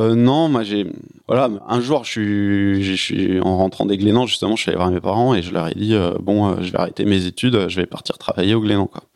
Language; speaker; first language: French; native; French